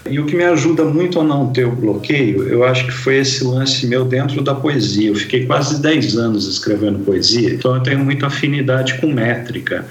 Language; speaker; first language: Portuguese; native; Portuguese